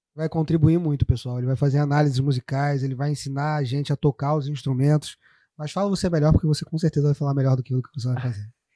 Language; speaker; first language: Portuguese; native; Portuguese